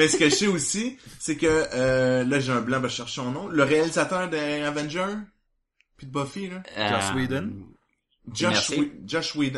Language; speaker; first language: French; native; French